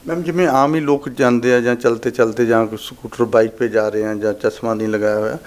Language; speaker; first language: Hindi; non-native, local second language; Punjabi